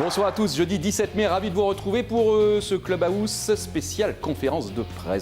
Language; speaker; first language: French; native; French